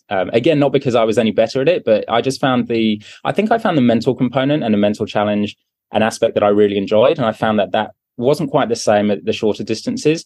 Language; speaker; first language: English; native; English